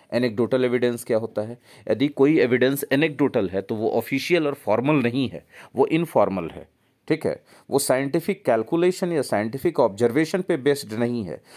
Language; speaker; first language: Hindi; native; Hindi